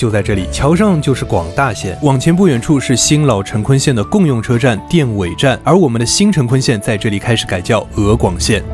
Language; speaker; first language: Chinese; native; Chinese